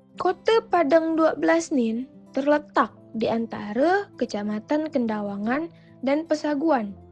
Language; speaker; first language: Malay; native; Malay